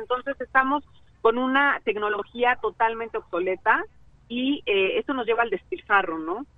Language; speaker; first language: Spanish; native; Spanish